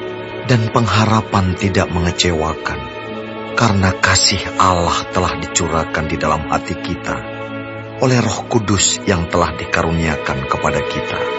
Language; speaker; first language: Indonesian; native; Indonesian